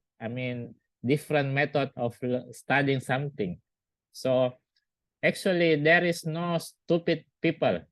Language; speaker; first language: English; non-native, learner; Indonesian